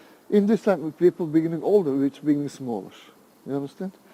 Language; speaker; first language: English; non-native, learner; Turkish